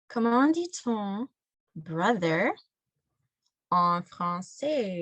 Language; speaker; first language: French; non-native, fluent; English